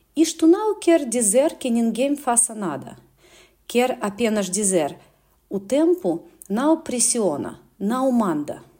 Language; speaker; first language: Portuguese; non-native, fluent; Russian